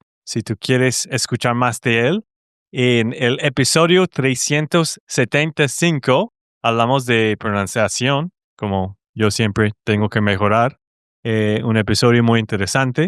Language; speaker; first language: Spanish; non-native, fluent; English